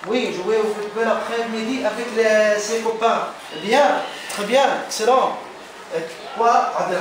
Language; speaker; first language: French; non-native, fluent; Arabic